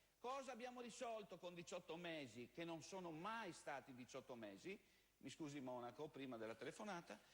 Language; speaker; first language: Italian; native; Italian